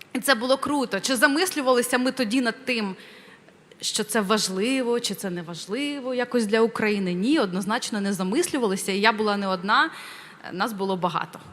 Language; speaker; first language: Ukrainian; non-native, local second language; Russian